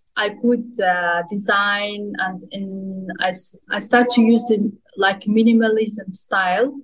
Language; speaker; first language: English; non-native, fluent; Russian